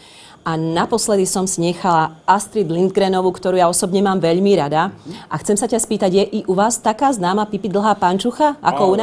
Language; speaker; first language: Slovak; native; Slovak